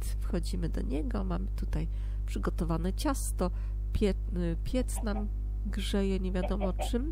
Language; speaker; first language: Polish; native; Polish